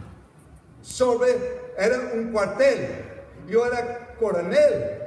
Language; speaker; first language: Spanish; non-native, fluent; English